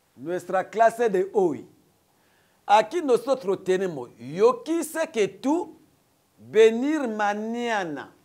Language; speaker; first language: Spanish; non-native, fluent; French